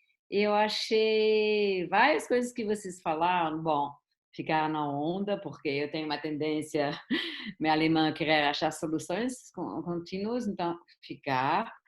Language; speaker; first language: Portuguese; non-native, fluent; German